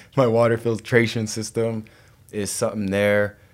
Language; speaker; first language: English; native; English